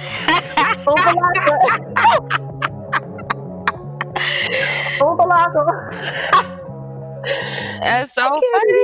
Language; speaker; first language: English; native; English